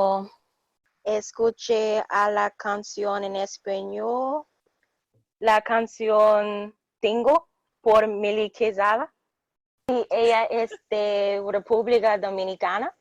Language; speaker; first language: Spanish; non-native, learner; English